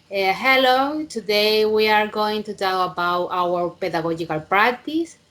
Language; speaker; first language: English; non-native, learner; Spanish